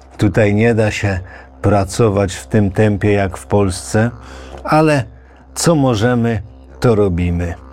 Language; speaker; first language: Polish; native; Polish